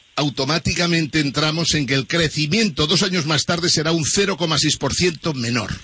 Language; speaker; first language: Spanish; native; Spanish